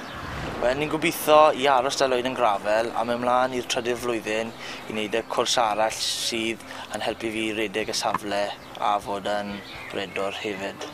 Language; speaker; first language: Welsh; native; Welsh